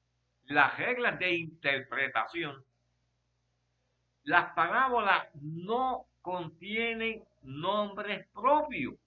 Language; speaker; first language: Spanish; native; Spanish